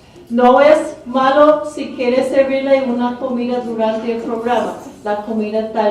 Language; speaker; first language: Spanish; early bilingual, heritage; Spanish